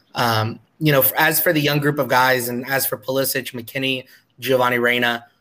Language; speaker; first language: English; native; English